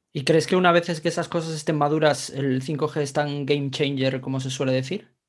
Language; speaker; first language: Spanish; native; Spanish